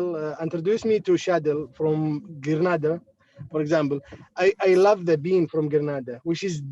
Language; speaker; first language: English; non-native, learner; Arabic